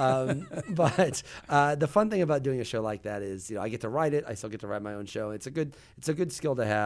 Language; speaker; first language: English; native; English